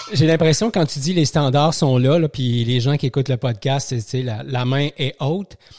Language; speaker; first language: French; native; French